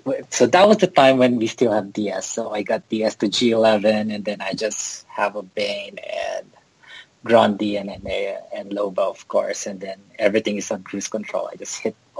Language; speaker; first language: English; non-native, local second language; Filipino